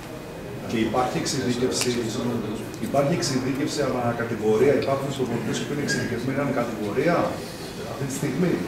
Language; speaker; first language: Greek; native; Greek